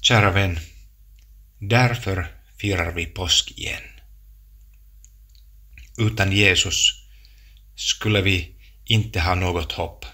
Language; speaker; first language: Swedish; non-native, local second language; Finnish